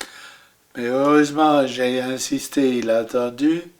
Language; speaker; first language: French; non-native, fluent; German